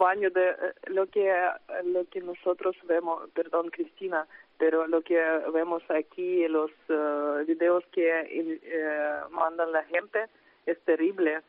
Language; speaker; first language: Spanish; non-native, fluent; Ukrainian